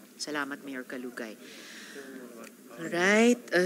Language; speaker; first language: English; non-native, local second language; Filipino